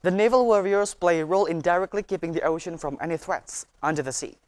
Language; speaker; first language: English; non-native, learner; Indonesian